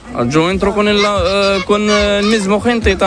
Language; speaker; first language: Spanish; non-native, learner; Arabic